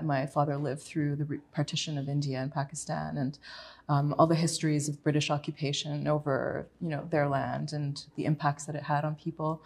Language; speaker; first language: English; native; English